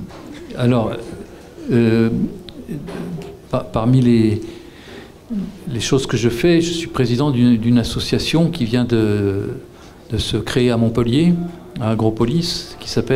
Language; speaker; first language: French; native; French